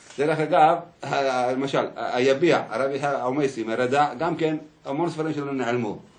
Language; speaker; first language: Hebrew; early bilingual, other home language; Arabic